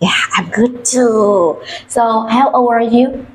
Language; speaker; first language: English; non-native, fluent; Vietnamese